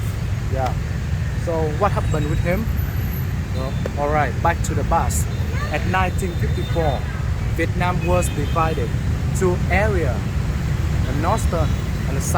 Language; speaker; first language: English; non-native, learner; Vietnamese